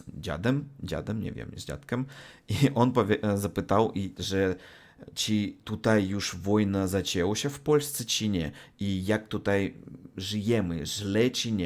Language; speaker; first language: Polish; non-native, learner; Russian